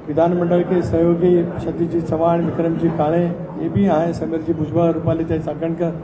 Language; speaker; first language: Hindi; non-native, local second language; Marathi